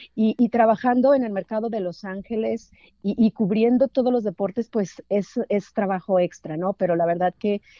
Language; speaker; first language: Spanish; native; Spanish